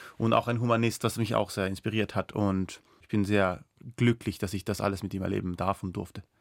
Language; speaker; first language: German; non-native, local second language; Persian